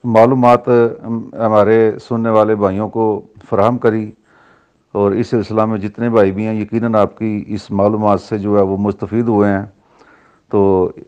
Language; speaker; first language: Urdu; non-native, local second language; Haryanvi